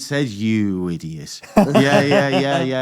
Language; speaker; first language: English; native; English